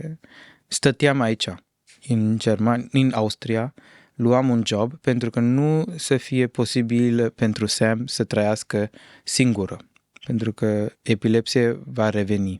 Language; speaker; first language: Romanian; non-native, fluent; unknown